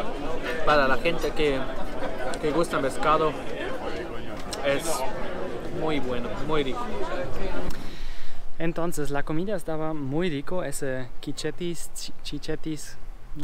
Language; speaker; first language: Spanish; non-native, learner; German